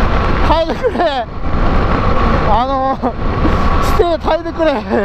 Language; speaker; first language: Japanese; native; Japanese